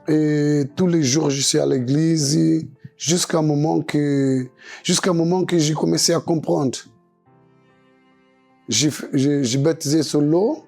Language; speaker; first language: French; non-native, local second language; Portuguese